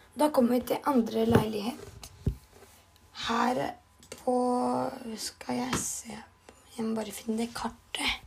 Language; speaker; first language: Norwegian; non-native, learner; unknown